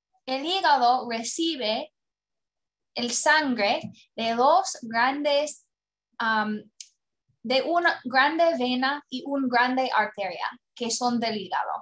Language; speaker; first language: Spanish; non-native, learner; English